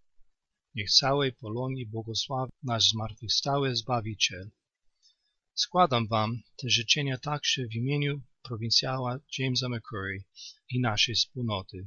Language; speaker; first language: Polish; native; Polish